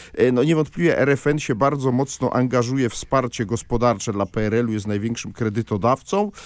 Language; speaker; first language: Polish; native; Polish